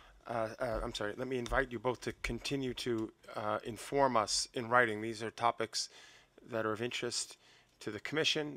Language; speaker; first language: English; native; English